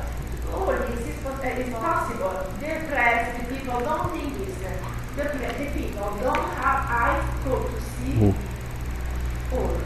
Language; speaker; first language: English; non-native, learner; Italian